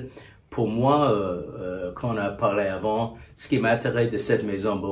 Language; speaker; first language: French; non-native, fluent; English